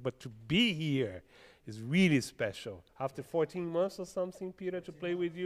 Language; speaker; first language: English; non-native, fluent; Portuguese